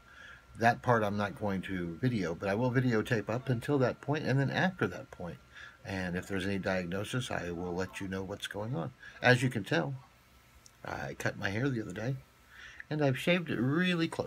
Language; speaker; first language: English; native; English